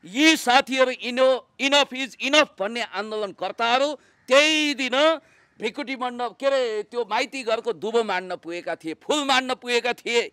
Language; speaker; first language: Nepali; native; Nepali